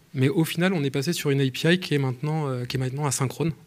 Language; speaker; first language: French; native; French